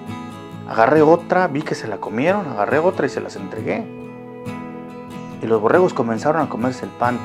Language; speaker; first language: Spanish; native; Spanish